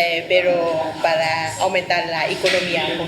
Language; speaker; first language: Spanish; non-native, fluent; Vietnamese